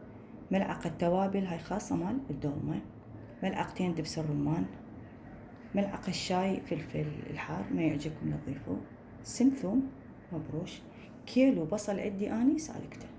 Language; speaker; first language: Arabic; native; Arabic